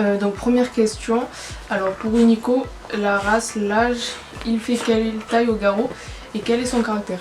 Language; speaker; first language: French; native; French